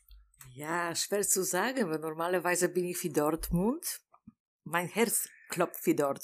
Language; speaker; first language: German; non-native, learner; Polish